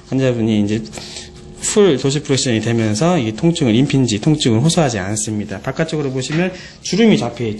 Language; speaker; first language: Korean; native; Korean